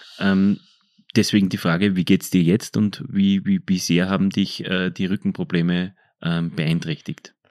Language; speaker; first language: German; native; German